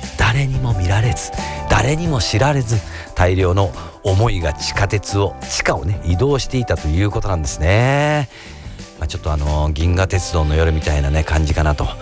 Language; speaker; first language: Japanese; native; Japanese